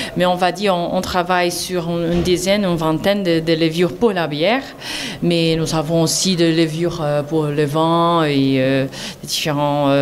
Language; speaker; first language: French; non-native, fluent; Portuguese